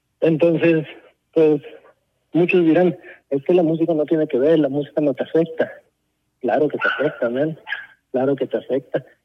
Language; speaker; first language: Spanish; early bilingual, heritage; Spanish